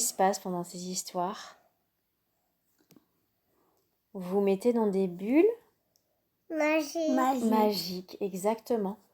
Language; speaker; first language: French; native; French